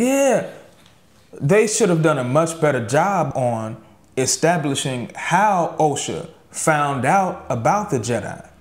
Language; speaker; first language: English; native; English